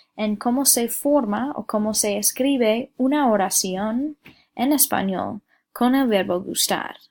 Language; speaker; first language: Spanish; non-native, fluent; English